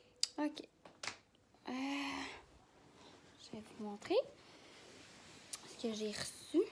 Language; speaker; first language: French; native; French